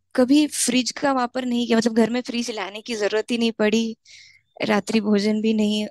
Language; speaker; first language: Hindi; non-native, local second language; Marathi